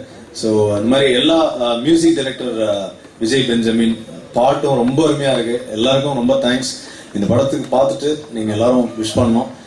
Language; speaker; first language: Tamil; native; Tamil